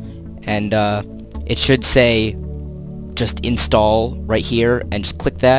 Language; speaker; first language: English; native; English